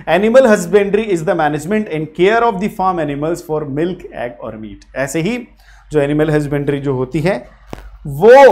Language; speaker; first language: Hindi; native; Hindi